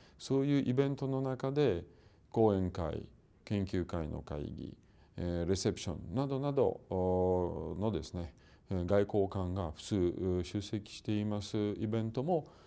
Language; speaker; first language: Japanese; non-native, fluent; Russian